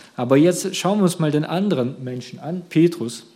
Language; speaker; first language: German; early bilingual, other home language; Russian